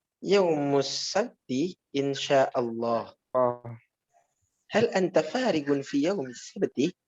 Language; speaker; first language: Arabic; non-native, learner; Indonesian